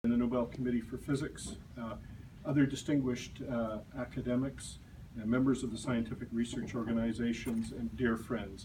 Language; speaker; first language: English; native; English